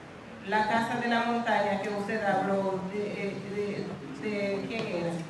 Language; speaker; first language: Spanish; non-native, fluent; Haitian Creole